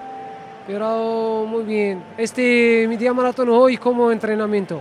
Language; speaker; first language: Spanish; non-native, learner; Arabic